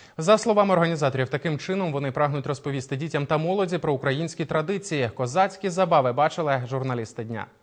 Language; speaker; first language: Ukrainian; native; Ukrainian